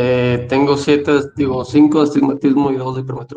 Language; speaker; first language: Spanish; native; Spanish